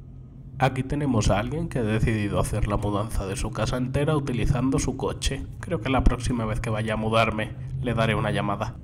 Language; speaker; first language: Spanish; native; Spanish